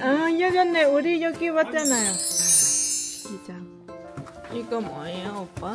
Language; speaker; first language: Korean; non-native, learner; Lao